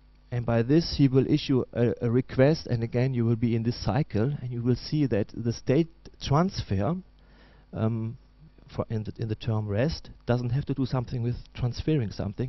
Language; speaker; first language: English; non-native, fluent; German